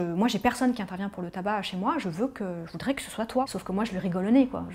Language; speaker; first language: French; native; French